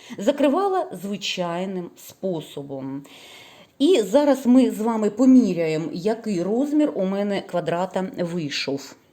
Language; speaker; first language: Ukrainian; non-native, local second language; Russian